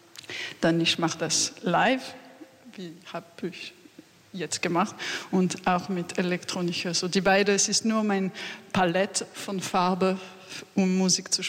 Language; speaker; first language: German; non-native, learner; French